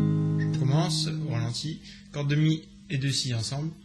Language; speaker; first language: French; native; French